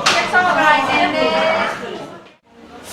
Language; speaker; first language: Japanese; native; Japanese